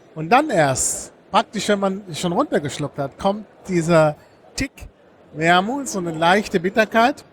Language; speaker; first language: German; native; German